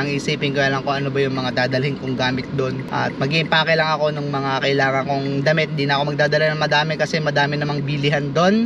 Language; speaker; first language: Filipino; native; Filipino